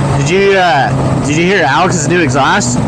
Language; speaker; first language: English; native; English